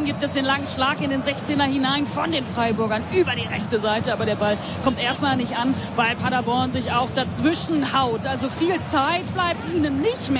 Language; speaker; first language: German; native; German